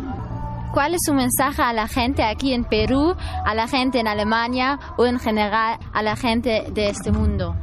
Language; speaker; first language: Spanish; non-native, learner; German